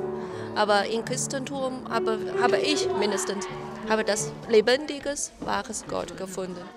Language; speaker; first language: German; non-native, fluent; Chinese